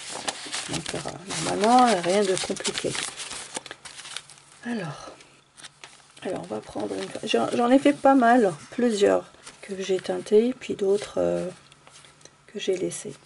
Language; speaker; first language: French; native; French